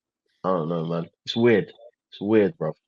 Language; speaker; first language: English; native; English